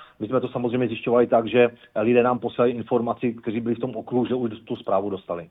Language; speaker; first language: Czech; native; Czech